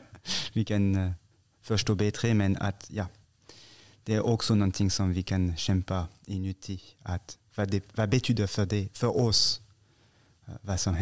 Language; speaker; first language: Swedish; non-native, fluent; French